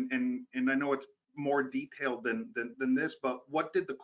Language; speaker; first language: English; native; English